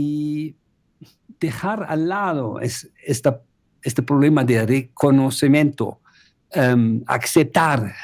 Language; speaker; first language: Spanish; non-native, fluent; German